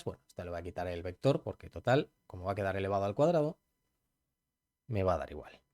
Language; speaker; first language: Spanish; native; Spanish